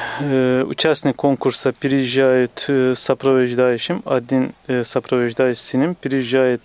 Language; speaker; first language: Russian; non-native, fluent; Turkish